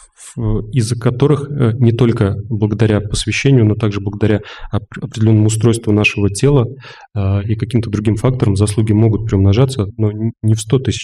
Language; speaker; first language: Russian; native; Russian